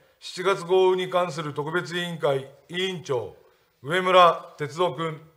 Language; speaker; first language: Japanese; native; Japanese